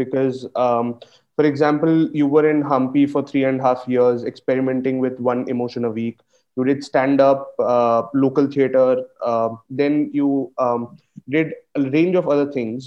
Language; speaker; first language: English; non-native, local second language; Bangla